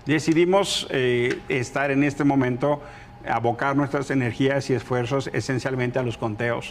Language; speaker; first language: Spanish; native; Spanish